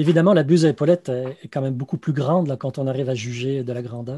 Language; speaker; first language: French; native; French